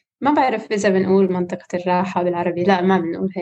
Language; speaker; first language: Arabic; non-native, fluent; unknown